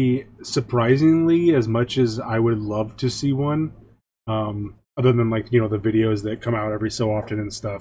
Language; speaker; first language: English; native; English